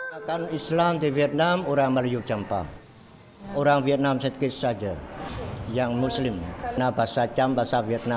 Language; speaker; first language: Indonesian; non-native, fluent; Western Cham